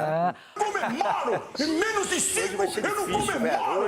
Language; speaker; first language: Portuguese; native; Portuguese